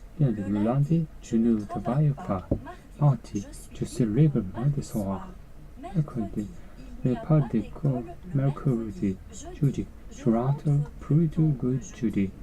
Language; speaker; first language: French; non-native, learner; Japanese